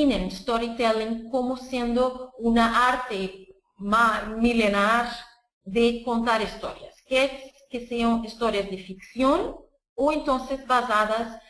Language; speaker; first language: Spanish; non-native, fluent; Portuguese